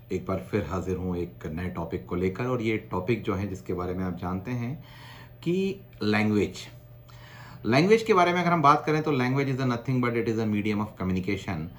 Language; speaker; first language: Hindi; non-native, local second language; Gujarati